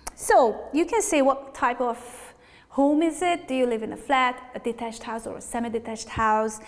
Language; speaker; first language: English; non-native, fluent; Hungarian